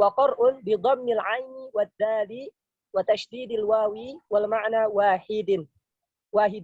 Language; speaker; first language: Arabic; non-native, learner; Indonesian